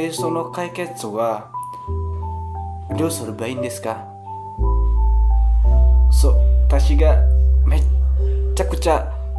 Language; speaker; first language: Japanese; non-native, learner; Indonesian